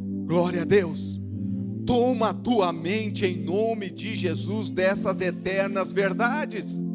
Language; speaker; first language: Portuguese; native; Portuguese